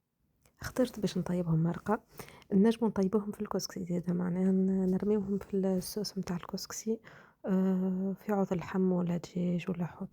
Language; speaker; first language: Arabic; native; Arabic